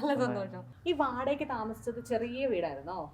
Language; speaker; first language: Malayalam; native; Malayalam